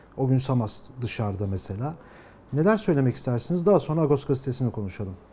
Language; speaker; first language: Turkish; native; Turkish